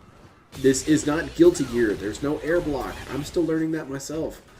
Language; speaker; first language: English; native; English